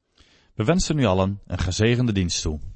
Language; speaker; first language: Dutch; native; Dutch